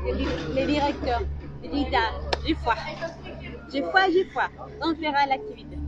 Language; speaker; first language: French; non-native, learner; Spanish